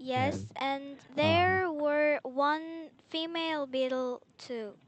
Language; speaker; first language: English; non-native, learner; Korean